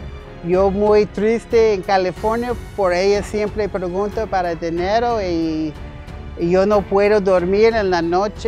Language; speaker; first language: Spanish; non-native, learner; English